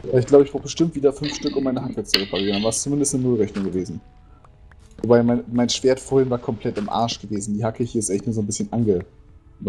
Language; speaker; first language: German; native; German